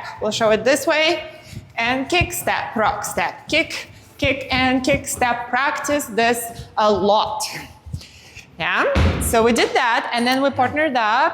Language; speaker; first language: English; native; English